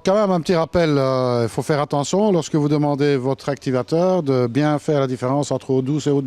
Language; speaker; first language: French; native; French